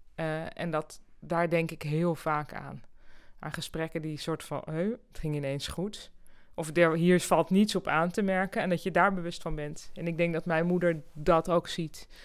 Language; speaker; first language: Dutch; native; Dutch